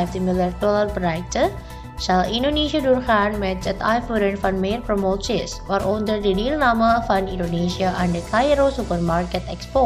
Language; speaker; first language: Dutch; non-native, fluent; Indonesian